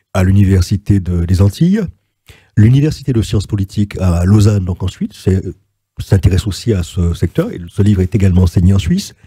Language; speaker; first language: French; native; French